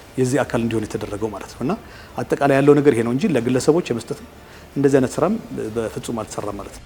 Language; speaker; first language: Amharic; native; Amharic